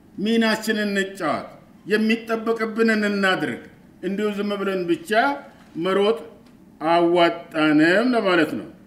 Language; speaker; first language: Amharic; native; Amharic